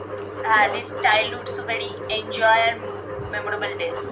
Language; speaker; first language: English; non-native, learner; Bangla